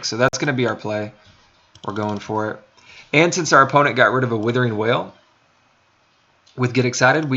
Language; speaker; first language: English; native; English